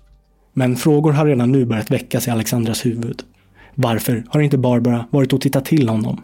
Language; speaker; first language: Swedish; native; Swedish